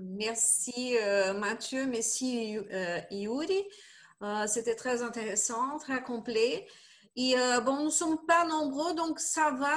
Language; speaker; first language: French; non-native, fluent; Portuguese